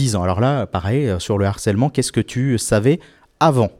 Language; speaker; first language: French; native; French